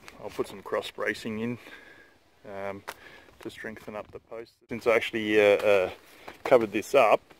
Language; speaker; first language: English; native; English